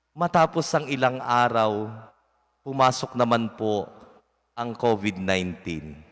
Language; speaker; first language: Filipino; native; Filipino